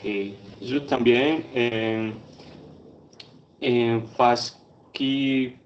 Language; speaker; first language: Portuguese; non-native, learner; Spanish